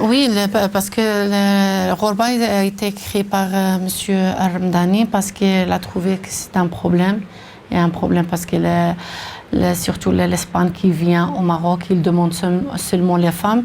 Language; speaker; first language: French; non-native, local second language; Arabic